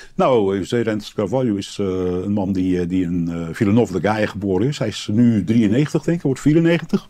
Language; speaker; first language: Dutch; native; Dutch